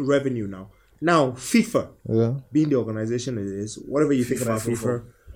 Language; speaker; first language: English; non-native, local second language; Igbo